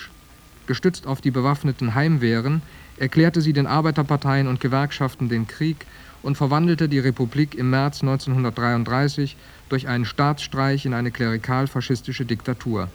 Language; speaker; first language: German; native; German